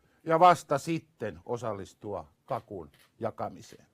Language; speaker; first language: Finnish; native; Finnish